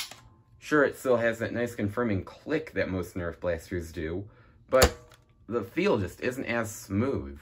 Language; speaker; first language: English; native; English